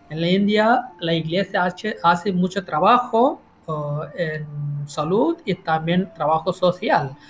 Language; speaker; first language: Spanish; non-native, fluent; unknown